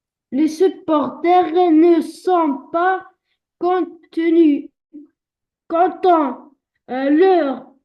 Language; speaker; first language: French; non-native, learner; Arabic